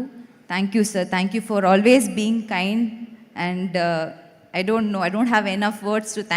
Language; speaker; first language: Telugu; non-native, fluent; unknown